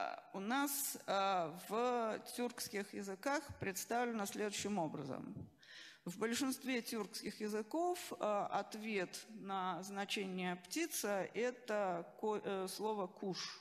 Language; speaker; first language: Russian; native; Russian